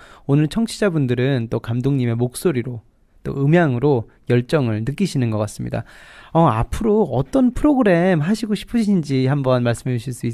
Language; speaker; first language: Korean; native; Korean